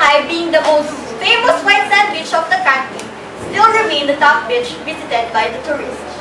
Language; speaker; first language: English; non-native, local second language; Filipino